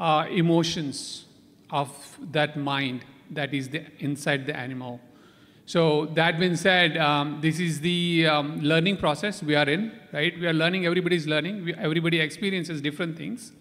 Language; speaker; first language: English; non-native, local second language; Konkani